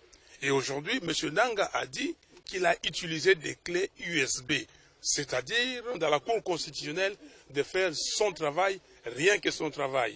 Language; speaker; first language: French; non-native, local second language; Lingala